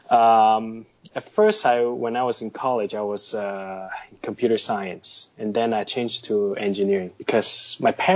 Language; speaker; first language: English; non-native, local second language; Cantonese